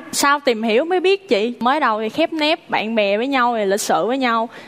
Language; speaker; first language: Vietnamese; native; Vietnamese